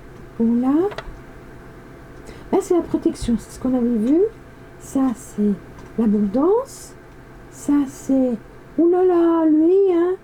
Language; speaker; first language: French; native; French